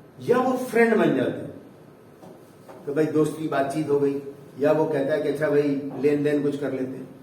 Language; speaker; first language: Urdu; native; Urdu